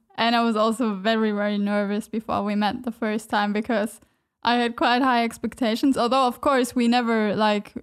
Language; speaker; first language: English; non-native, fluent; German